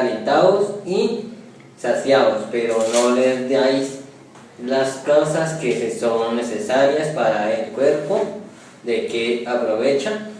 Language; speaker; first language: Spanish; native; Spanish